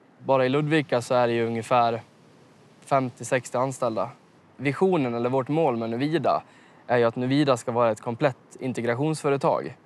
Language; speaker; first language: Swedish; native; Swedish